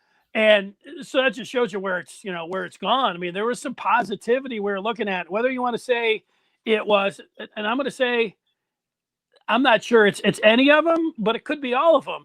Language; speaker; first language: English; native; English